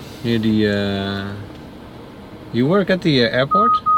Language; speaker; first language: English; non-native, fluent; Dutch